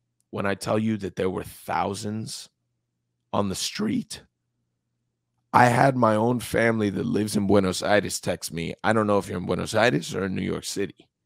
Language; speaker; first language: English; early bilingual, other home language; Spanish